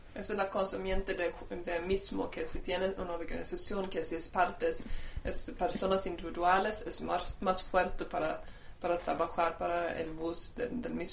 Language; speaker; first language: Portuguese; non-native, learner; Spanish